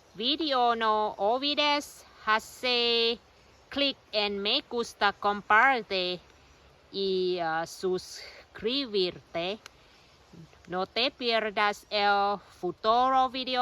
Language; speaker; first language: Spanish; non-native, learner; Thai